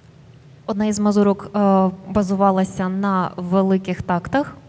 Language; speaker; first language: Ukrainian; native; Ukrainian